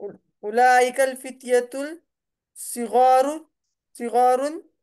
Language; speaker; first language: Arabic; non-native, learner; Urdu